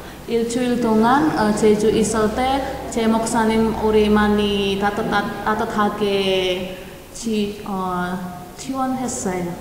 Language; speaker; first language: Korean; non-native, learner; Indonesian